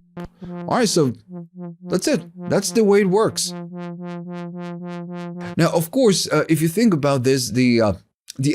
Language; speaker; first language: English; non-native, fluent; Spanish